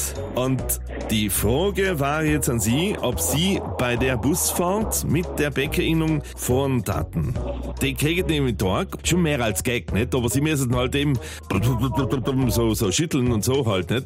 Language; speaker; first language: German; native; German